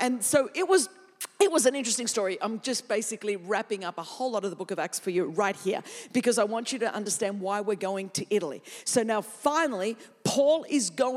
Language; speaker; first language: English; non-native, fluent; Greek